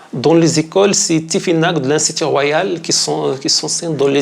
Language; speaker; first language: French; non-native, local second language; Berber languages